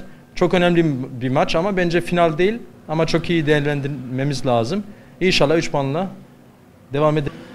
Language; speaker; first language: Turkish; early bilingual, heritage; Turkish